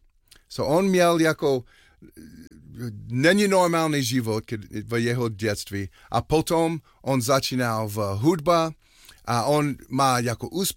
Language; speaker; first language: Czech; non-native, learner; English